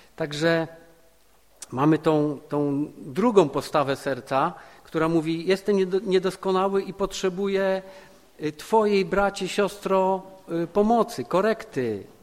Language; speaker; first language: Polish; native; Polish